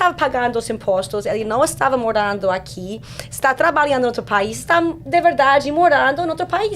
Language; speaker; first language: Portuguese; non-native, fluent; English